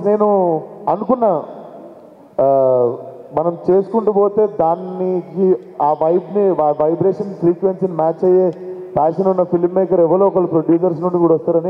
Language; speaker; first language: Telugu; native; Telugu